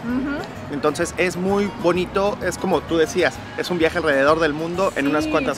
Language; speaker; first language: Spanish; native; Spanish